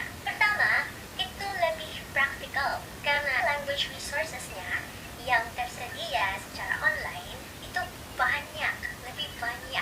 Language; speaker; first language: Indonesian; non-native, fluent; Filipino